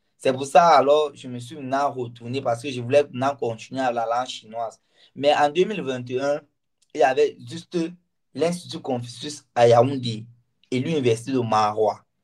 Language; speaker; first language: French; non-native, local second language; Ghomala